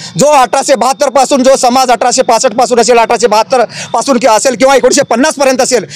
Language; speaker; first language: Marathi; non-native, local second language; Lambadi